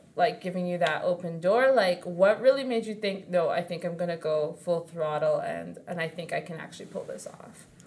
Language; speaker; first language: English; early bilingual, other home language; Yoruba